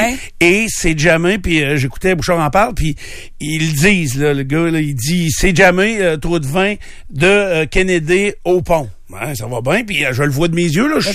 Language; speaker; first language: French; native; French